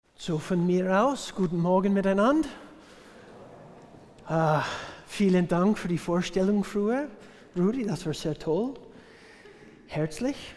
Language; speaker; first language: German; non-native, fluent; English